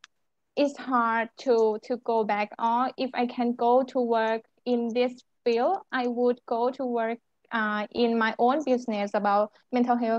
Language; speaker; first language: English; non-native, learner; Thai